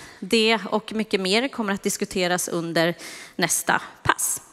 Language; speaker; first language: Swedish; native; Swedish